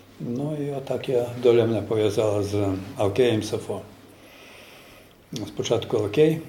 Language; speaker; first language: Ukrainian; native; Ukrainian